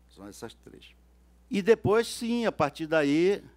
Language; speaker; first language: Portuguese; native; Portuguese